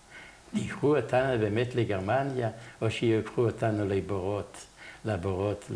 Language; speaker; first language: Hebrew; non-native, fluent; Yiddish